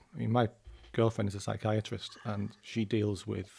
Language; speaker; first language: English; native; English